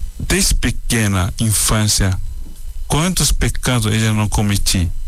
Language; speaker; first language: Portuguese; non-native, fluent; Chinese